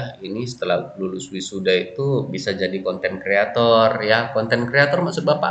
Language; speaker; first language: Indonesian; native; Indonesian